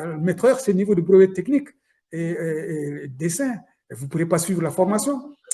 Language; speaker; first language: French; non-native, local second language; Soninke